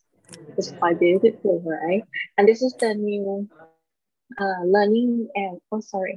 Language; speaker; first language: English; non-native, learner; Thai